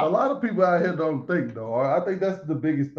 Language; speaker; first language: English; native; English